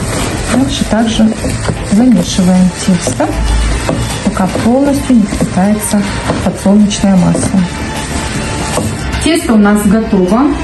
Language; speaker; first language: Russian; native; Russian